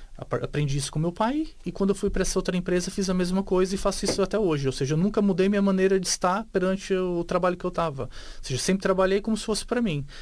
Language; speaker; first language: Portuguese; native; Portuguese